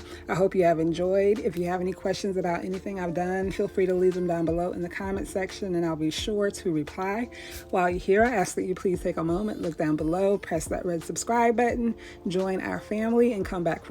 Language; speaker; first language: English; native; English